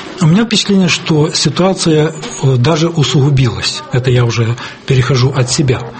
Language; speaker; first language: Russian; non-native, local second language; Ukrainian